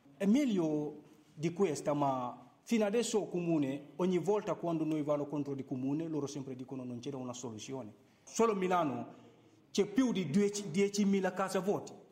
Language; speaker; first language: Italian; non-native, learner; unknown